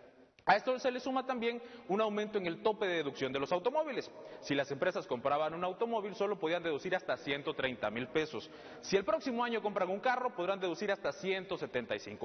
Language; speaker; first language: Spanish; native; Spanish